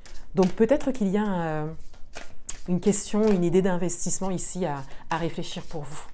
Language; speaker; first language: French; native; French